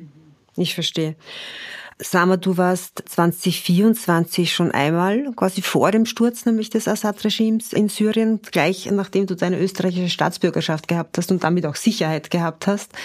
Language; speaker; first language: German; native; German